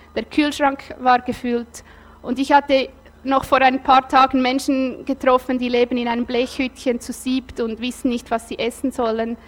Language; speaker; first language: German; native; German